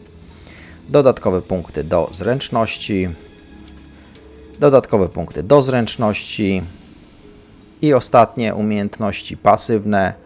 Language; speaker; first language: Polish; native; Polish